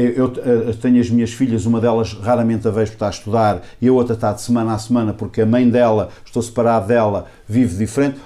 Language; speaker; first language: Portuguese; native; Portuguese